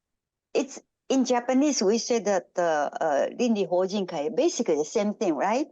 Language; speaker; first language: English; non-native, fluent; Japanese